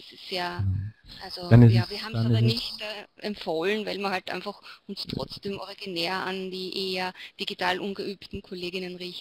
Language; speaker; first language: German; native; German